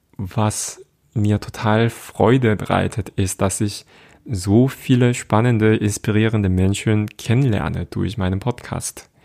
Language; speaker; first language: German; non-native, fluent; Korean